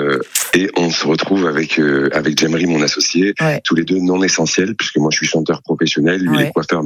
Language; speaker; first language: French; native; French